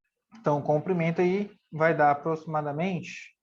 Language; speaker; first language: Portuguese; native; Portuguese